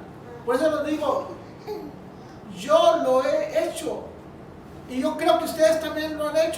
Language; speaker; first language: Spanish; native; Spanish